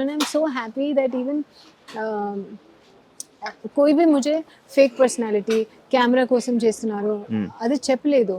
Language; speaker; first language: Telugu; non-native, local second language; Hindi